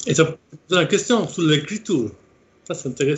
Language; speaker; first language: French; non-native, fluent; Italian